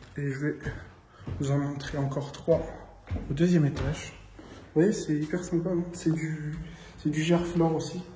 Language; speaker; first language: French; native; French